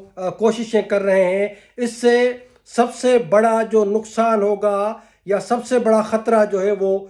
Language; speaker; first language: Urdu; non-native, local second language; Sindhi